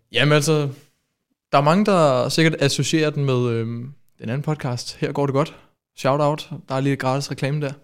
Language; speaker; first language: Danish; native; Danish